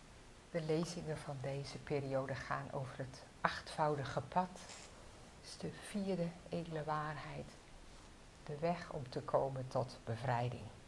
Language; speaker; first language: Dutch; native; Dutch